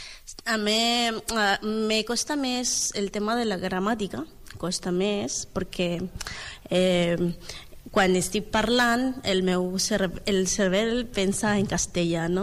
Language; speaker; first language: Catalan; non-native, learner; Spanish